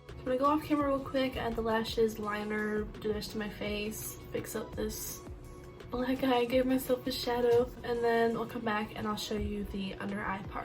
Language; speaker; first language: English; native; English